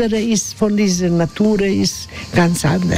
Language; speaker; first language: German; non-native, learner; Croatian